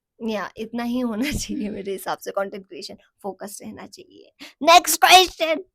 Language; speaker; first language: Hindi; non-native, local second language; Sicilian